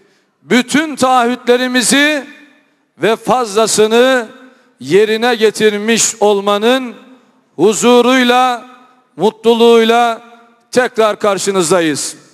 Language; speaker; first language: Turkish; native; Turkish